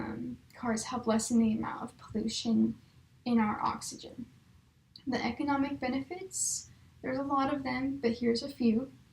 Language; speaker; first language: English; native; English